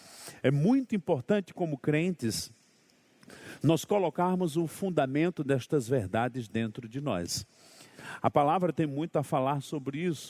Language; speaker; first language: Portuguese; native; Portuguese